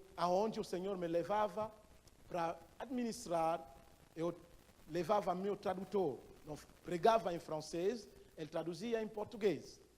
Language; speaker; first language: Portuguese; non-native, fluent; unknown